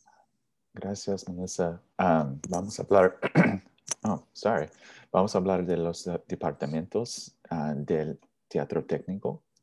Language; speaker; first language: Spanish; non-native, learner; English